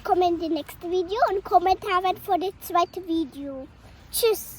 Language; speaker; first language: German; early bilingual, other home language; Kannada